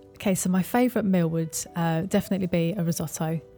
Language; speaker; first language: English; native; English